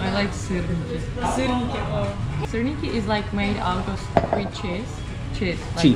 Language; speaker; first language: English; non-native, fluent; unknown